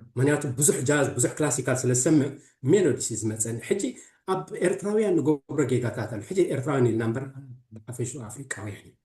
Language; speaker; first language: Tigrinya; early bilingual, heritage; Tigrinya